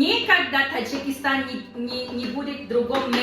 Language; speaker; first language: Russian; non-native, learner; Tajik